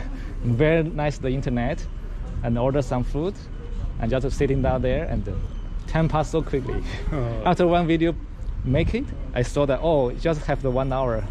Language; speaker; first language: English; non-native, learner; Chinese